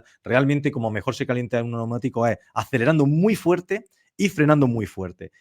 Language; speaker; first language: Spanish; native; Spanish